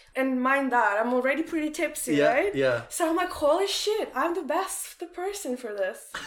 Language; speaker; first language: English; non-native, fluent; Ukrainian